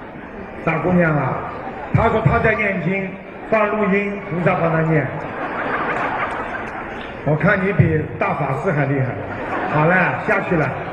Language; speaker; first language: Chinese; native; Chinese